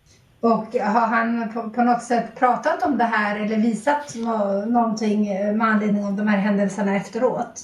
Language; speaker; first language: Swedish; native; Swedish